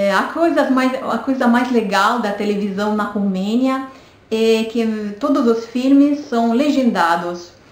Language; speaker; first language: Portuguese; non-native, fluent; Romanian